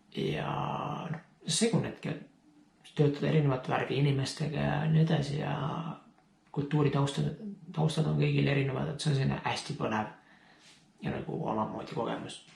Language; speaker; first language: Estonian; early bilingual, heritage; Estonian